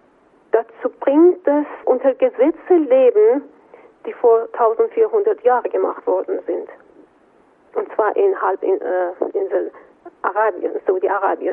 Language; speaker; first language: German; non-native, fluent; Persian